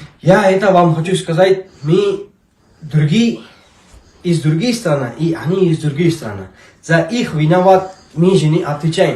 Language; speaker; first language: Russian; non-native, learner; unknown